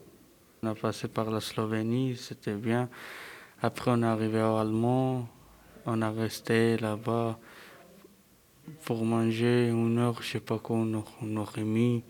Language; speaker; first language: French; non-native, fluent; Serbian